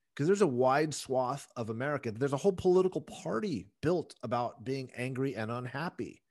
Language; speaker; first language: English; native; English